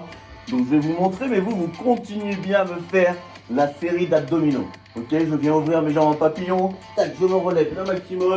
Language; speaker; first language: French; native; French